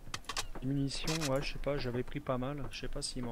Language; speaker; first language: French; native; French